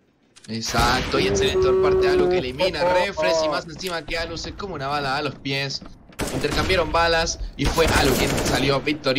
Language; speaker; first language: Spanish; native; Spanish